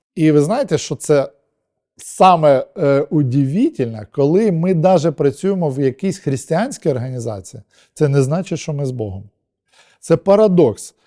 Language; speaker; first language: Ukrainian; non-native, local second language; Russian